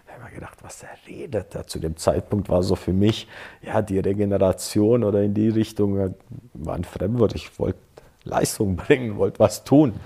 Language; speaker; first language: German; early bilingual, other home language; Croatian